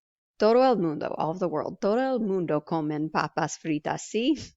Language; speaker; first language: Spanish; non-native, fluent; English